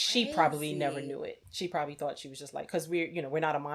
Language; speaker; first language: English; native; English